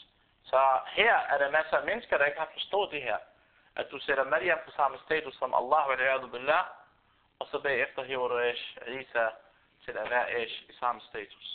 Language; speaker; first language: Danish; non-native, fluent; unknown